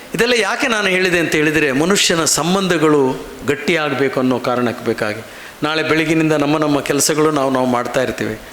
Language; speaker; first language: Kannada; non-native, local second language; Konkani